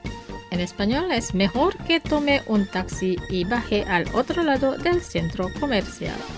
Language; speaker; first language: Spanish; non-native, fluent; Indonesian